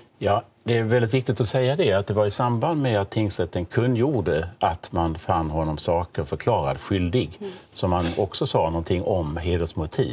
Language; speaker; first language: Swedish; native; Swedish